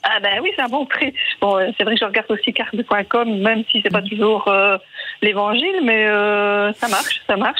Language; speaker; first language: French; native; French